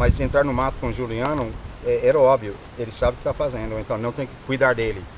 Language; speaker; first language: Portuguese; non-native, fluent; English